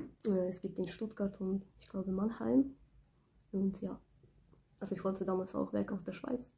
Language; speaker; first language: German; early bilingual, other home language; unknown